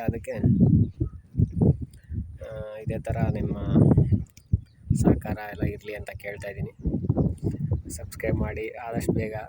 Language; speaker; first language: Kannada; native; Kannada